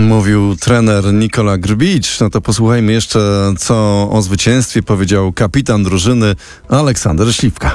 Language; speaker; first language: Polish; native; Polish